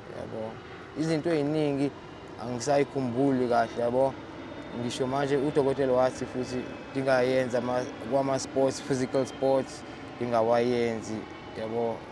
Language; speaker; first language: Zulu; native; Zulu